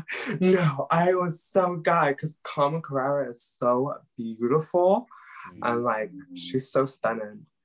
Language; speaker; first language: English; non-native, local second language; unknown